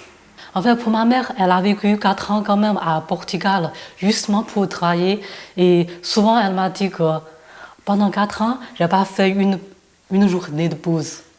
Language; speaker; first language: French; non-native, fluent; Chinese